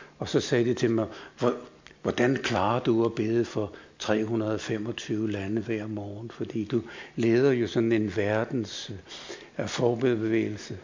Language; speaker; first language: Danish; native; Danish